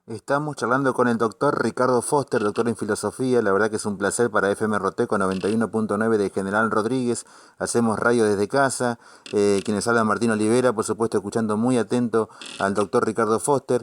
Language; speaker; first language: Spanish; native; Spanish